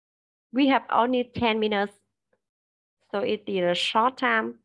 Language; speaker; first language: English; non-native, learner; Vietnamese